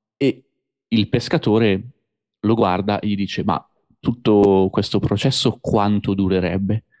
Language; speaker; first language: Italian; native; Italian